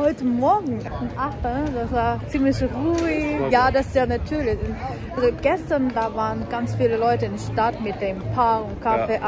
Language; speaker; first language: German; non-native, learner; Korean